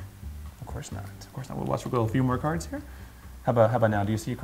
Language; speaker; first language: English; native; English